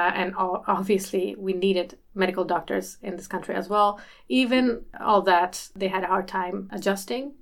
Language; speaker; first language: English; early bilingual, other home language; Swedish